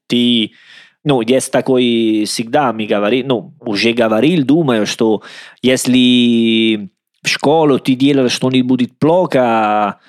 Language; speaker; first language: Russian; non-native, learner; Italian